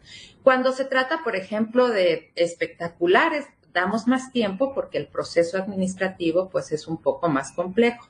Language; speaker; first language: Spanish; native; Spanish